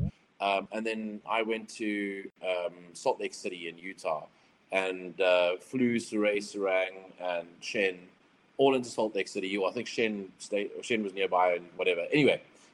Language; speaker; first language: English; native; English